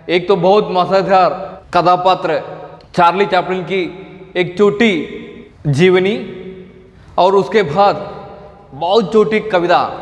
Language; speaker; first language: Hindi; non-native, local second language; Malayalam